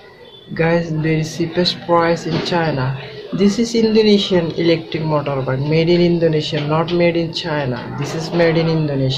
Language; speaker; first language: English; non-native, learner; Bangla